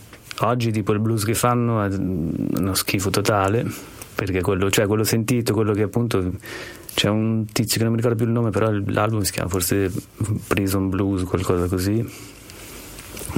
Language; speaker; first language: Italian; native; Italian